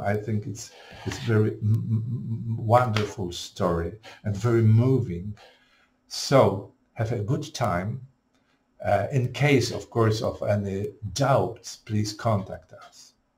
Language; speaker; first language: English; non-native, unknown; Polish